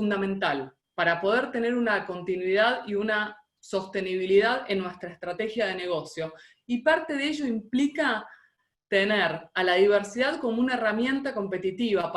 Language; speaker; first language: Spanish; native; Spanish